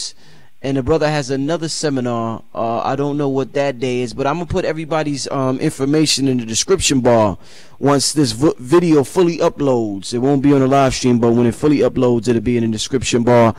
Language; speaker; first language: English; native; English